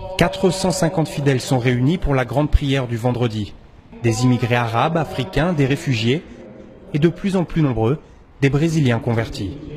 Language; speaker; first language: French; native; French